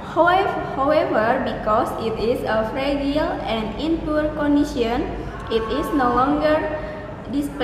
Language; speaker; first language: English; non-native, learner; Indonesian